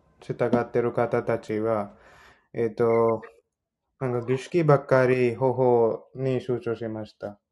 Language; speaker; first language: Japanese; non-native, learner; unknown